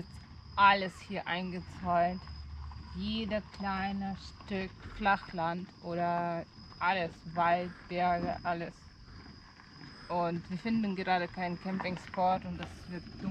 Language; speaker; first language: German; non-native, learner; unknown